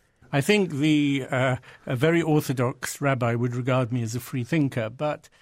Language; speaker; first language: English; native; English